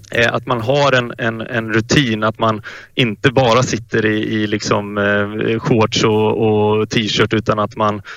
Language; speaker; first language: Swedish; native; Swedish